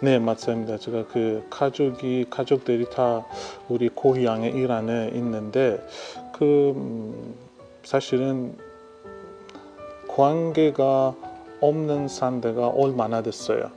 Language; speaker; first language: Korean; non-native, learner; Persian